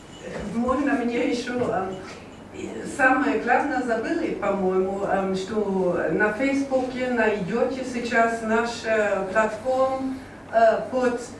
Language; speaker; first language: Russian; non-native, learner; German